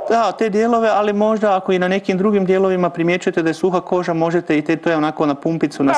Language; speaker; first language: Croatian; native; Croatian